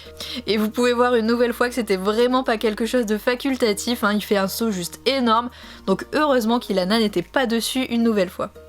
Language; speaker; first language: French; native; French